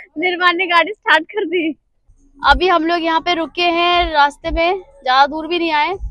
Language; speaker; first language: Hindi; non-native, local second language; Bangla